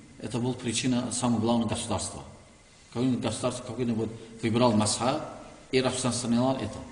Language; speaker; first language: Russian; non-native, learner; Turkish